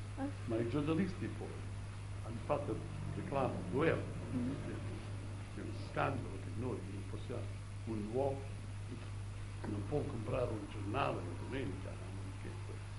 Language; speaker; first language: Italian; early bilingual, heritage; Italian